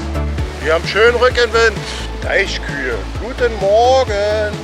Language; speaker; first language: German; native; German